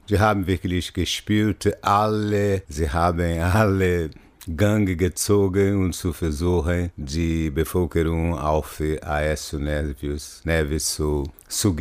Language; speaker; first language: German; non-native, fluent; Portuguese